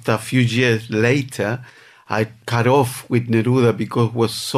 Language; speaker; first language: English; non-native, fluent; Spanish